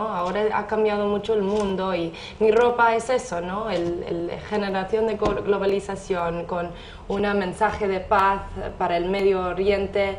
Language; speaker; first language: Spanish; non-native, fluent; English